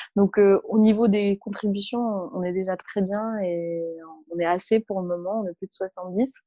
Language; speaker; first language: French; early bilingual, other home language; Arabic